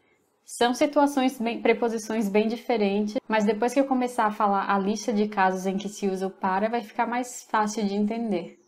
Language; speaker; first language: Portuguese; non-native, fluent; English